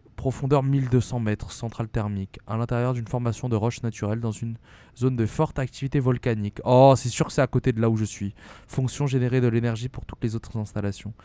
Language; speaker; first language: French; native; French